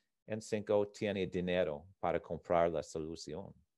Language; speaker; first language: Spanish; non-native, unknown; English